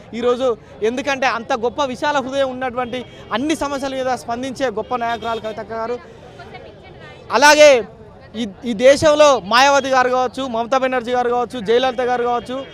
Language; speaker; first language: Telugu; native; Telugu